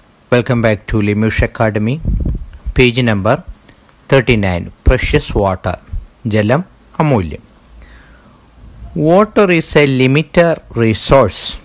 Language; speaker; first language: English; non-native, local second language; Malayalam